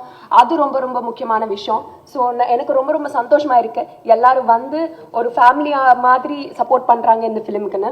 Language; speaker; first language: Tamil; non-native, fluent; Telugu